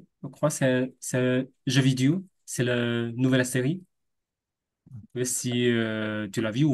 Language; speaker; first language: French; non-native, fluent; Chinese